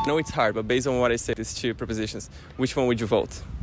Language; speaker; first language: English; non-native, fluent; Portuguese